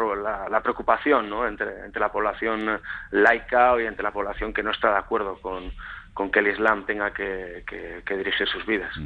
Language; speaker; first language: Spanish; native; Spanish